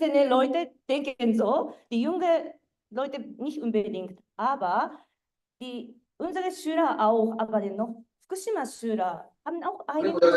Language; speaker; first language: German; non-native, fluent; Japanese